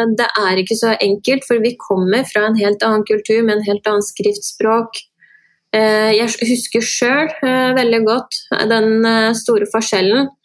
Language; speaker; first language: Norwegian; early bilingual, other home language; Persian